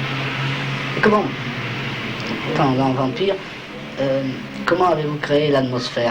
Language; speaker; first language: French; native; French